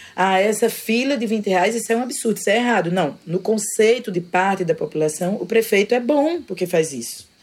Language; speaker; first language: Portuguese; native; Portuguese